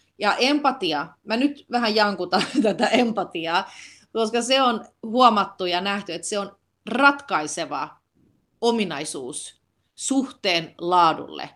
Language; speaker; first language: Finnish; early bilingual, heritage; Finnish